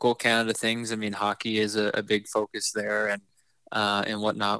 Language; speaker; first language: English; native; English